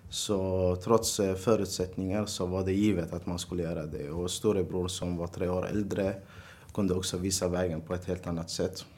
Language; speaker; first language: Swedish; early bilingual, other home language; Arabic